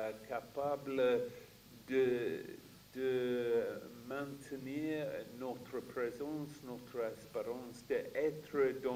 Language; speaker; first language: French; non-native, fluent; English